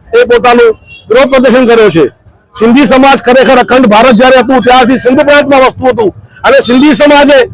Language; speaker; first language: Gujarati; non-native, local second language; Sindhi